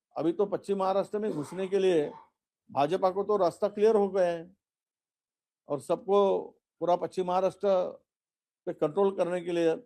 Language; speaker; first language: Hindi; non-native, local second language; Marathi